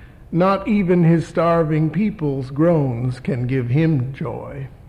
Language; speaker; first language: English; native; English